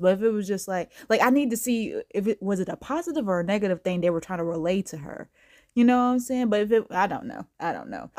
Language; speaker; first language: English; native; English